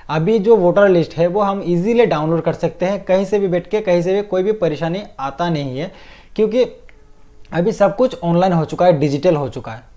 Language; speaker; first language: Hindi; non-native, fluent; Bangla